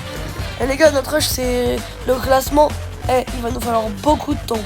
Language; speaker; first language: French; native; French